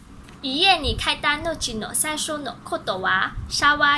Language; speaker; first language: Japanese; non-native, learner; Chinese